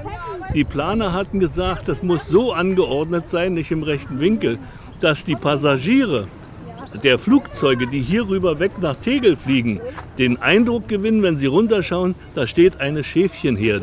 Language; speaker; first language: German; native; German